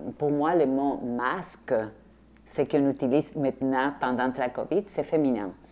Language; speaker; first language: French; non-native, fluent; Spanish